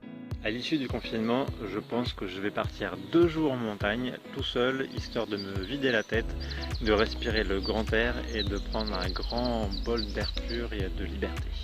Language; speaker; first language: French; native; French